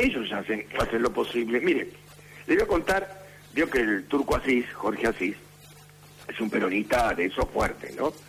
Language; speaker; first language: Spanish; native; Spanish